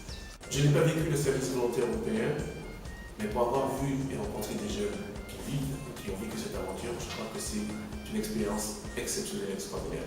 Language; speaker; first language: French; native; French